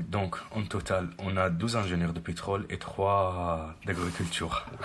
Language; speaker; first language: French; non-native, fluent; Arabic